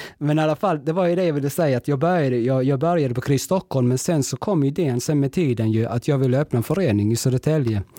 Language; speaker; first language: Swedish; early bilingual, other home language; Spanish